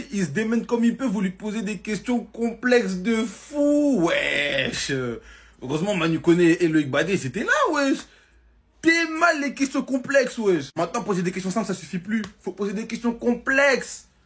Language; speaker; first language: French; native; French